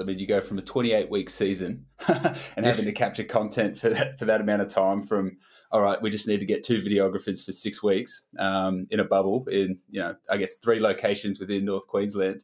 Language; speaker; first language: English; native; English